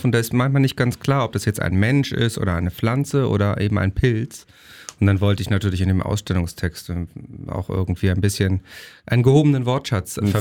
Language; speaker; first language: German; native; German